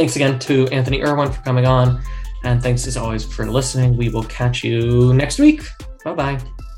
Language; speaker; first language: English; native; English